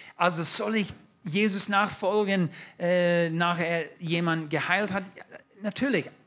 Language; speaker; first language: German; non-native, fluent; English